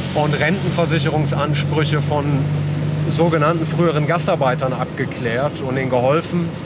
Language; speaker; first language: German; non-native, local second language; Italian